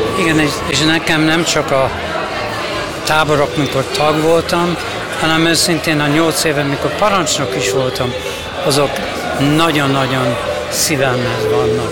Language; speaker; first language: Hungarian; early bilingual, heritage; Hungarian